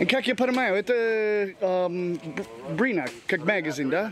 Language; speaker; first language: Russian; non-native, learner; English